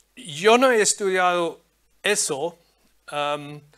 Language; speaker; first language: Spanish; non-native, fluent; English